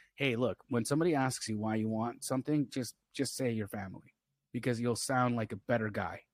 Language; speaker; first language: English; native; English